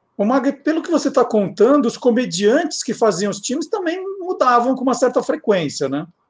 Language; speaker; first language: Portuguese; native; Portuguese